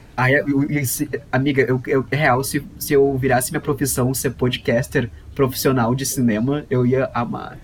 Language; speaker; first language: Portuguese; native; Portuguese